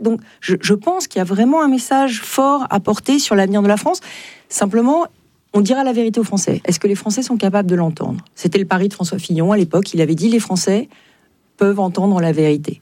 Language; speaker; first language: French; native; French